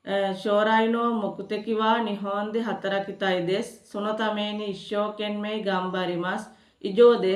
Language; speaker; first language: Japanese; non-native, learner; Sinhala